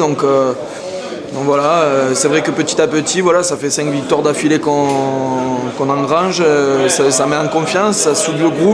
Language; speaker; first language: French; native; French